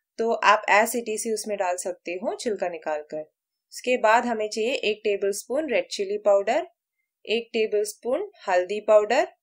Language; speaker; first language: Hindi; non-native, local second language; Malayalam